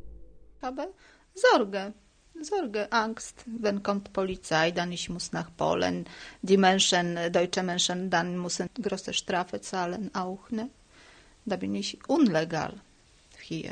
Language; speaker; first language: German; non-native, learner; Polish